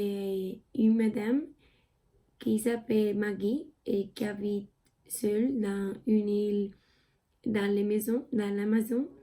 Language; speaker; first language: French; non-native, learner; Spanish